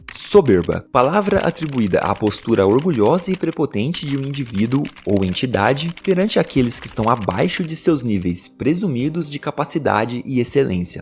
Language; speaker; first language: Portuguese; native; Portuguese